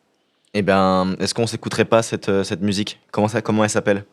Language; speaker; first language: French; native; French